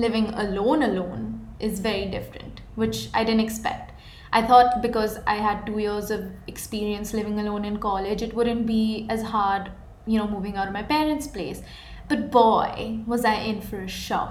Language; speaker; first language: English; non-native, local second language; Hindi